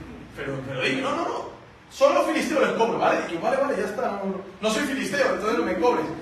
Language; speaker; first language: Spanish; native; Spanish